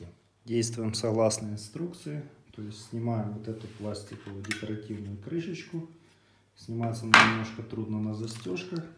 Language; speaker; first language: Russian; native; Russian